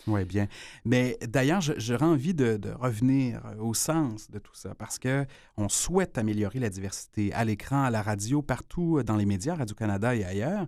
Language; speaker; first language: French; native; French